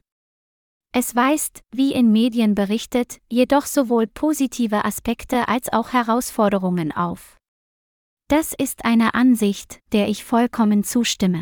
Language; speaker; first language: German; non-native, learner; Vietnamese